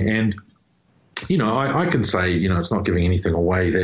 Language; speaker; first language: English; native; English